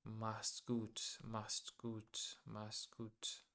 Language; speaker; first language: German; non-native, learner; English